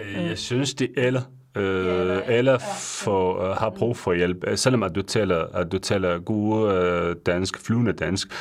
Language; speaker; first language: Danish; non-native, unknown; Arabic